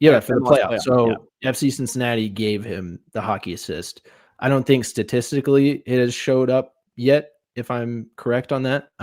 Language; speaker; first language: English; native; English